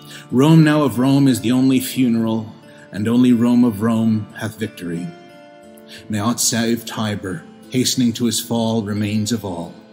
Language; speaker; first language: English; native; English